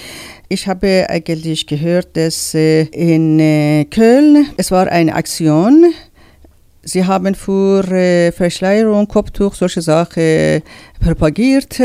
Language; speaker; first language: German; non-native, learner; Persian